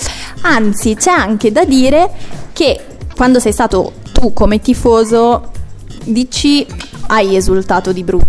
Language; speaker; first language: Italian; native; Italian